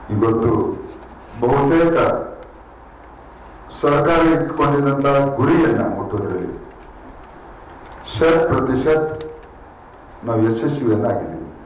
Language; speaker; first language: Kannada; native; Kannada